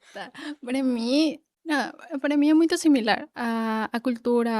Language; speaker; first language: Portuguese; non-native, learner; Spanish